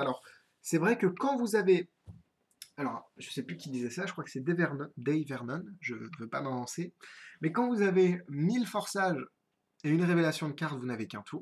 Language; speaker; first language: French; native; French